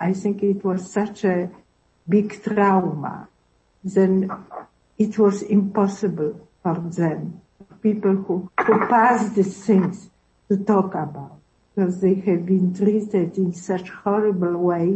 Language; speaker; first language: English; non-native, learner; Polish